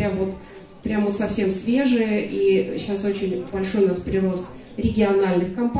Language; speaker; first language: Russian; native; Russian